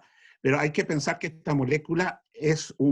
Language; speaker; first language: Spanish; native; Spanish